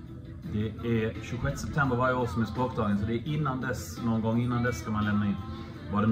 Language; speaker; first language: Swedish; native; Swedish